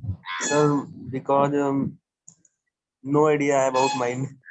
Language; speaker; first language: English; non-native, learner; Hindi